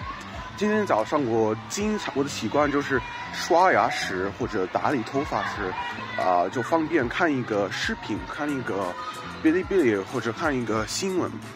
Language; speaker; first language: Chinese; non-native, fluent; English